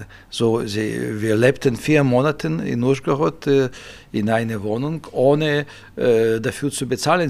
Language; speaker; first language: German; non-native, fluent; Russian